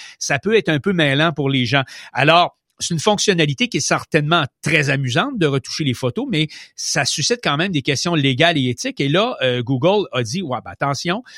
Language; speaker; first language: French; native; French